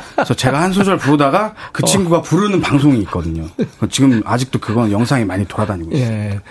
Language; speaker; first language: Korean; native; Korean